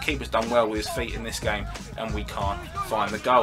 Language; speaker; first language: English; native; English